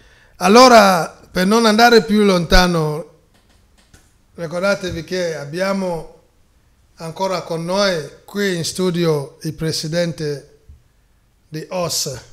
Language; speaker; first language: Italian; non-native, fluent; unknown